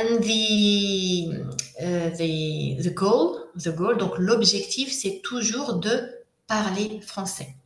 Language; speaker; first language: French; native; French